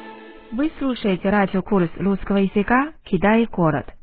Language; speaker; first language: Russian; non-native, learner; Chinese